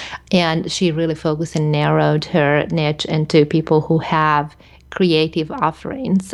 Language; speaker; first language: English; early bilingual, other home language; Hungarian